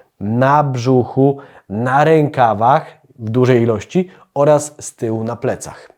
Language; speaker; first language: Polish; native; Polish